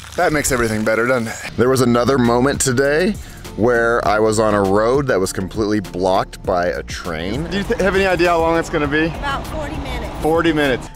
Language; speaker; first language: English; native; English